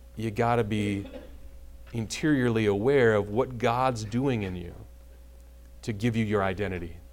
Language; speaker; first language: English; native; English